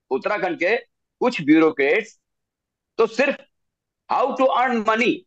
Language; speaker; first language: Hindi; native; Hindi